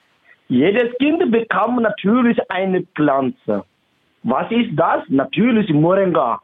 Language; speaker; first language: German; non-native, fluent; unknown